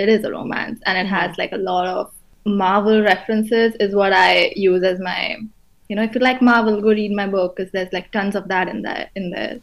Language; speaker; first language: English; non-native, local second language; Hindi